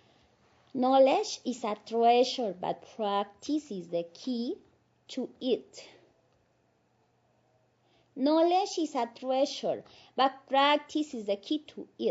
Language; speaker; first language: English; non-native, fluent; Spanish